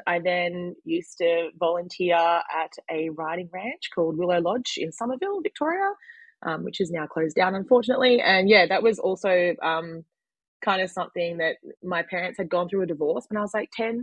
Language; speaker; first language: English; native; English